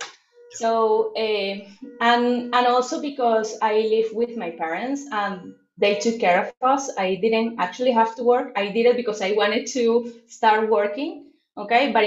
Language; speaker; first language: English; non-native, fluent; Spanish